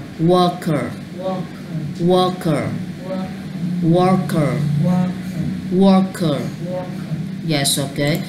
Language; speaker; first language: English; non-native, learner; Vietnamese